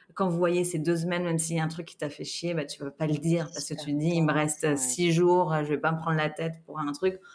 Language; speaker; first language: French; native; French